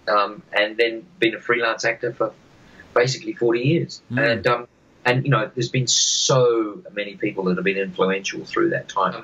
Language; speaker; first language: English; native; English